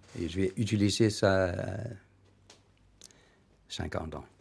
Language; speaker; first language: French; non-native, learner; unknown